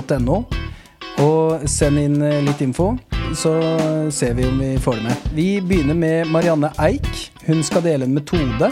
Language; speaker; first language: Norwegian; native; Norwegian